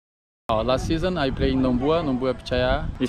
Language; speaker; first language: English; non-native, learner; Thai